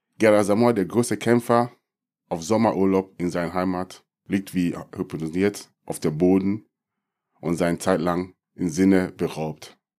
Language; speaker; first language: German; early bilingual, other home language; Akan